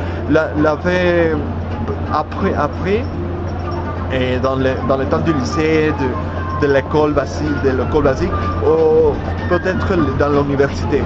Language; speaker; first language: French; non-native, learner; Spanish